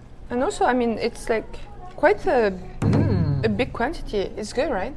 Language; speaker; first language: English; non-native, fluent; French